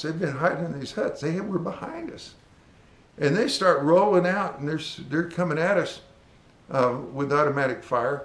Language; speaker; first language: English; native; English